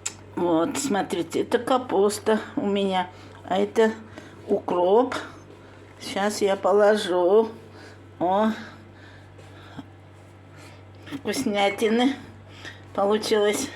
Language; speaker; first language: Russian; non-native, local second language; Tatar